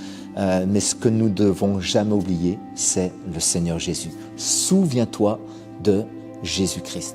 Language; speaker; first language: French; native; French